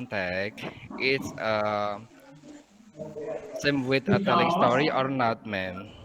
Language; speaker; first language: English; non-native, learner; Indonesian